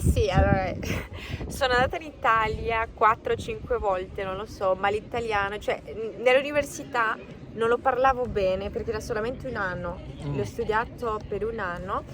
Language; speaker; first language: Italian; non-native, learner; Spanish